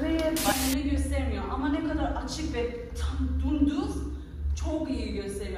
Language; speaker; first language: Turkish; non-native, fluent; Persian